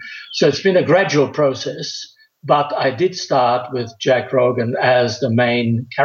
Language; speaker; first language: English; non-native, fluent; German